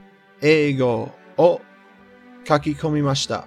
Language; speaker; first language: Japanese; non-native, learner; English